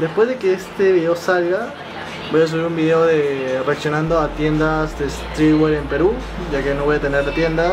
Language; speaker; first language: Spanish; native; Spanish